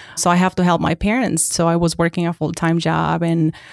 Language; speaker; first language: English; non-native, fluent; Spanish